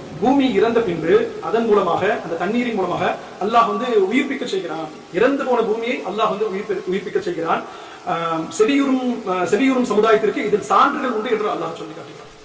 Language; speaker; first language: Tamil; native; Tamil